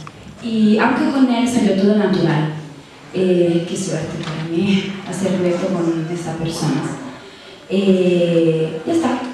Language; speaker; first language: Spanish; non-native, learner; Italian